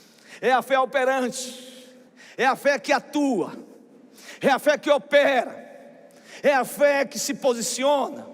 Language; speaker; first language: Portuguese; native; Portuguese